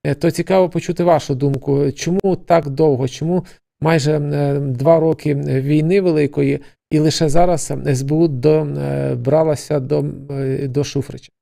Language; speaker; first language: Ukrainian; native; Ukrainian